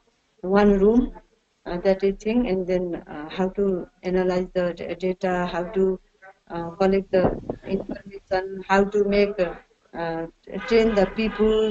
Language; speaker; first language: English; non-native, learner; Nepali